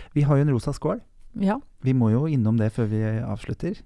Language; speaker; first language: Norwegian; native; Norwegian